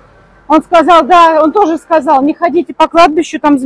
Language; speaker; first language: Russian; native; Russian